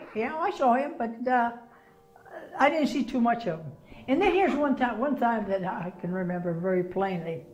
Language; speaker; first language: English; native; English